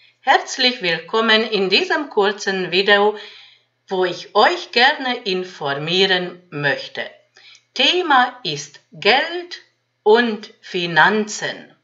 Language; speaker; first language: German; non-native, fluent; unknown